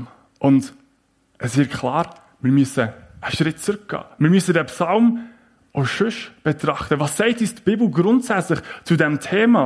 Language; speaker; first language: German; native; German